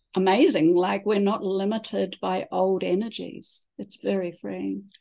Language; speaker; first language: English; native; English